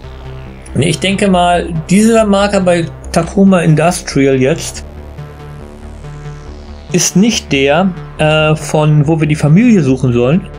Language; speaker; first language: German; native; German